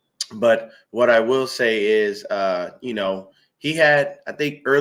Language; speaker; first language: English; native; English